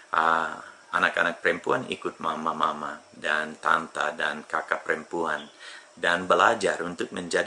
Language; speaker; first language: Indonesian; non-native, fluent; English